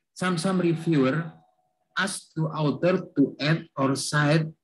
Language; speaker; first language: English; non-native, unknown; Javanese